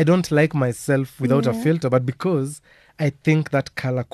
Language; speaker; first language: English; non-native, local second language; Kamba